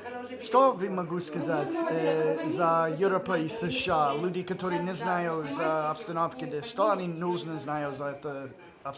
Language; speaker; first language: Russian; non-native, learner; English